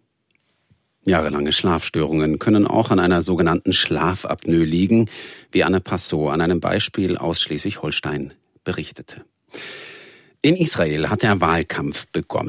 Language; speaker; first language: German; native; German